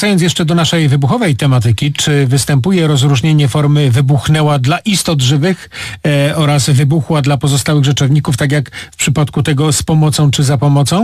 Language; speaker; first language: Polish; native; Polish